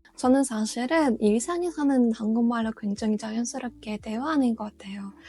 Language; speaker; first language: Korean; non-native, fluent; Russian